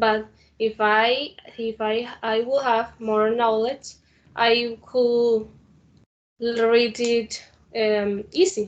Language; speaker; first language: English; non-native, learner; Spanish